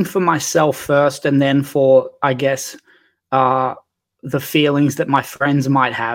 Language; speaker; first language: English; native; English